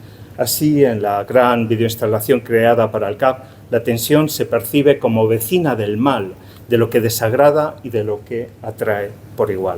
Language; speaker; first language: Spanish; native; Spanish